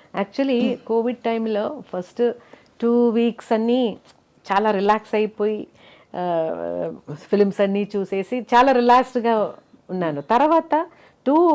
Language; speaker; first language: Telugu; non-native, learner; Malayalam